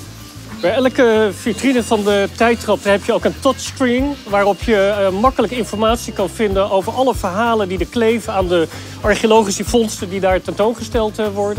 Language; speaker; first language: Dutch; native; Dutch